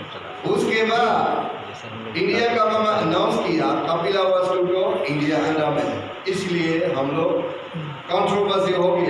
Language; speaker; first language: Hindi; non-native, fluent; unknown